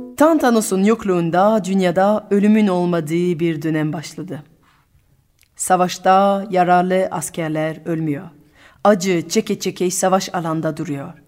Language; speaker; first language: Turkish; non-native, fluent; French